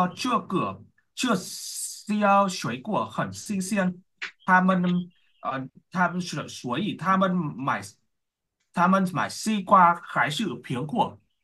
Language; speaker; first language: Chinese; non-native, learner; Vietnamese